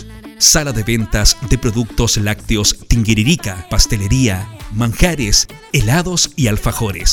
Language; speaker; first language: Spanish; native; Spanish